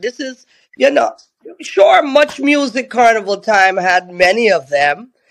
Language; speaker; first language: English; native; English